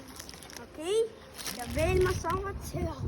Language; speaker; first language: Estonian; early bilingual, other home language; Ukrainian